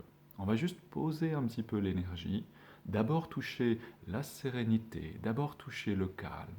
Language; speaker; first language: French; native; French